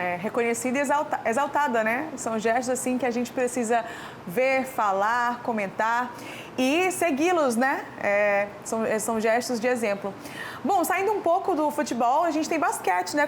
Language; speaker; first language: Portuguese; native; Portuguese